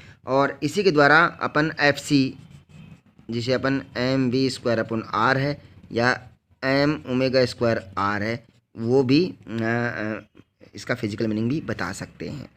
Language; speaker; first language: Hindi; native; Hindi